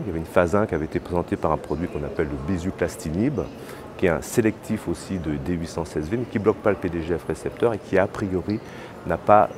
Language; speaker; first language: French; native; French